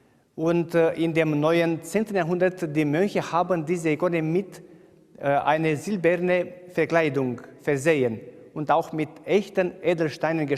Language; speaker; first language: German; non-native, fluent; Romanian